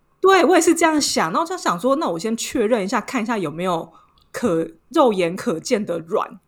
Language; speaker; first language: Chinese; native; Chinese